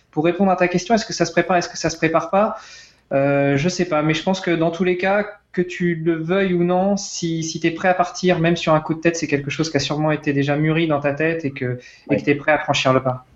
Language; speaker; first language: French; native; French